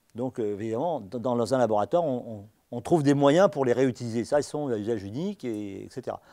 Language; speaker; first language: French; native; French